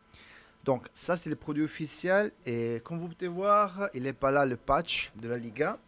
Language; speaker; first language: French; non-native, learner; Italian